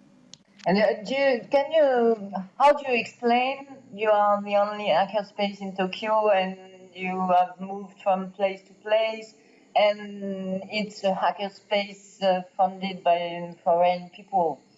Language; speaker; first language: English; non-native, fluent; French